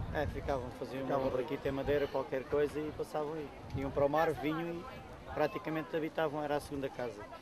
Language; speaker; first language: Portuguese; native; Portuguese